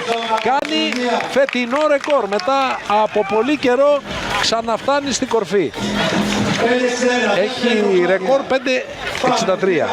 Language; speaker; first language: Greek; native; Greek